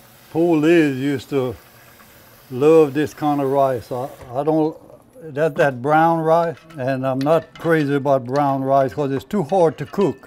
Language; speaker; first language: English; early bilingual, other home language; French